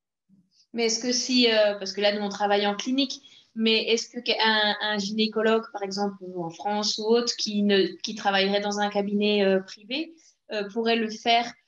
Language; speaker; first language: French; native; French